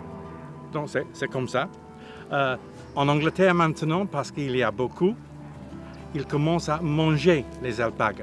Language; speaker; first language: French; non-native, learner; English